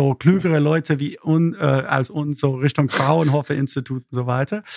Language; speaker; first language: German; non-native, fluent; English